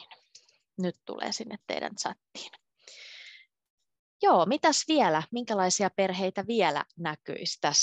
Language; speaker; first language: Finnish; native; Finnish